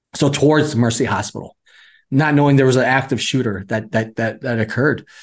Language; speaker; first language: English; native; English